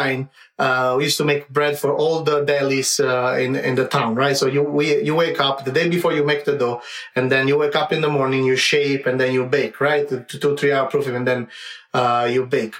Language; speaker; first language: English; non-native, fluent; Italian